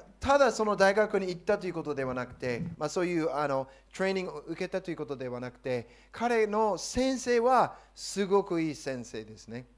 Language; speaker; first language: Japanese; non-native, fluent; English